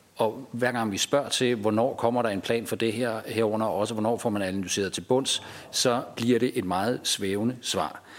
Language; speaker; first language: Danish; native; Danish